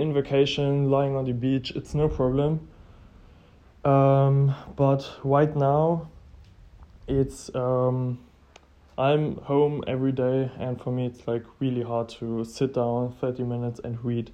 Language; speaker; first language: English; non-native, fluent; German